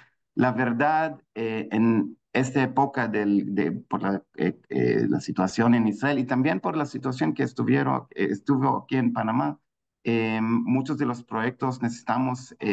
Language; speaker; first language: Spanish; non-native, fluent; Hebrew